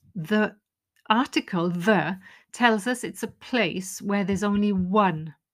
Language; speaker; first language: English; non-native, local second language; Welsh